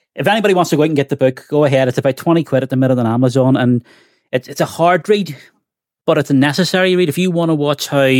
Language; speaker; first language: English; native; English